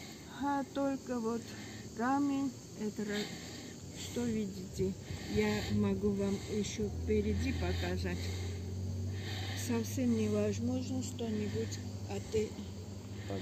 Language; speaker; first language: Russian; non-native, local second language; Armenian